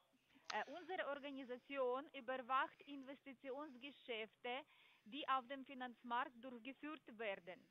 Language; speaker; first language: German; non-native, learner; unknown